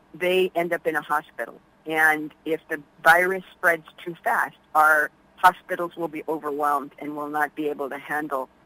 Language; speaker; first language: English; early bilingual, other home language; Spanish